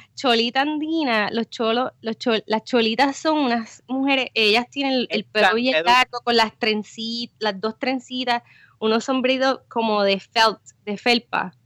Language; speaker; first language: Spanish; native; Spanish